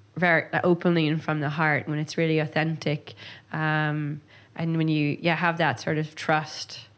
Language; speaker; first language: English; native; English